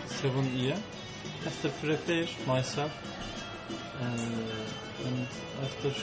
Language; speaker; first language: English; non-native, learner; Turkish